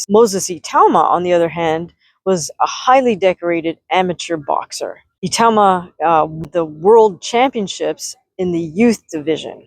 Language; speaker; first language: English; native; English